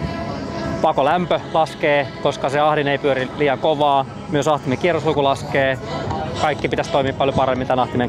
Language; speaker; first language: Finnish; native; Finnish